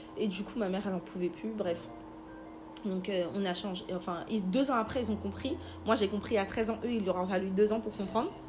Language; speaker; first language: French; early bilingual, other home language; Lingala